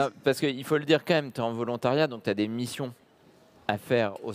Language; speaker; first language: French; native; French